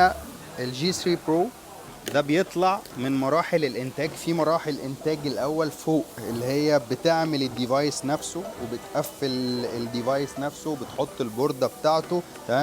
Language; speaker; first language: Arabic; native; Arabic